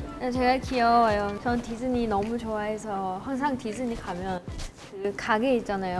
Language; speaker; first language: Korean; non-native, fluent; Chinese